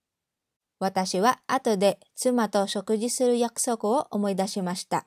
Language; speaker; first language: Japanese; non-native, fluent; English